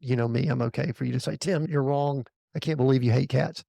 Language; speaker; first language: English; native; English